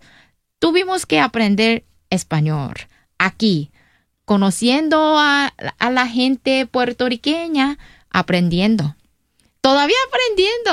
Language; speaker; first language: Spanish; non-native, learner; Korean